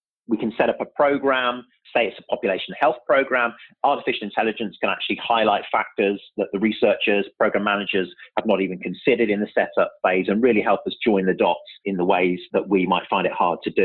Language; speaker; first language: English; native; English